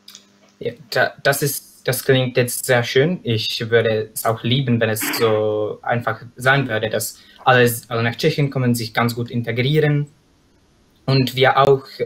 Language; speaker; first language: German; non-native, fluent; Czech